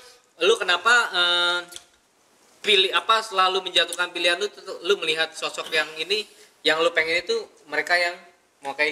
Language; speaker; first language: Indonesian; native; Indonesian